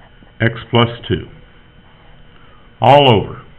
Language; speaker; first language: English; native; English